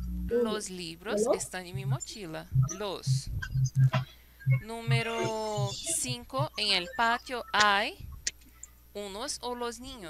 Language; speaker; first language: Spanish; non-native, fluent; Portuguese